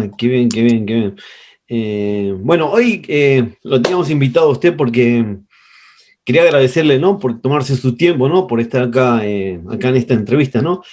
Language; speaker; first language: Spanish; native; Spanish